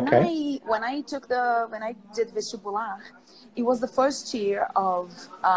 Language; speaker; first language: English; non-native, fluent; Portuguese